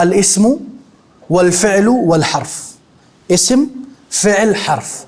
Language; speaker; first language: Arabic; non-native, fluent; Urdu